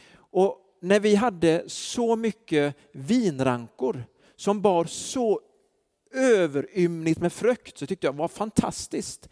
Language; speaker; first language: Swedish; native; Swedish